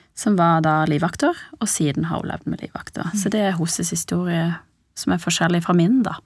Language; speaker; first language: Norwegian; early bilingual, other home language; Persian